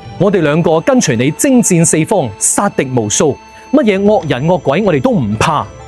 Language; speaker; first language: Cantonese; native; Cantonese